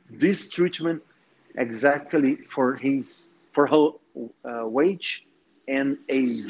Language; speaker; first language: English; non-native, fluent; Portuguese